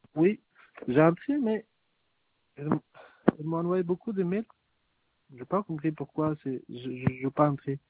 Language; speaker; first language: French; non-native, learner; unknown